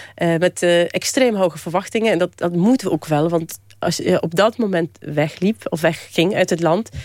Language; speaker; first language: Dutch; early bilingual, other home language; Polish